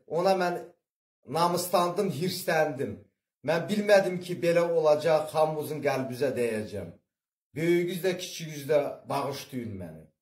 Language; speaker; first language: Azerbaijani; early bilingual, heritage; Azerbaijani